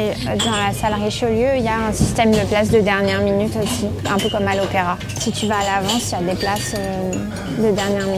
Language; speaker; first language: French; native; French